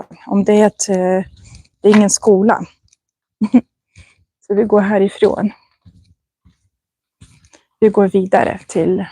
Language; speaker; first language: Swedish; non-native, fluent; Russian